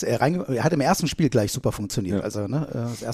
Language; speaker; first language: German; native; German